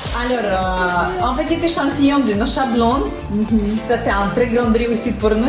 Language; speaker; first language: French; non-native, fluent; Russian